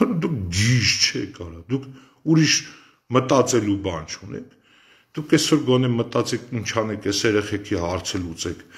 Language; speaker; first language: Armenian; native; Armenian